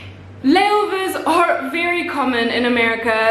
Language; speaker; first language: English; native; English